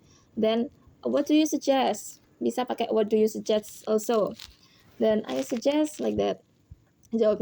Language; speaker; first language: English; non-native, learner; Indonesian